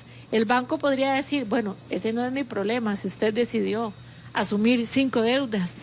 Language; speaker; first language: Spanish; native; Spanish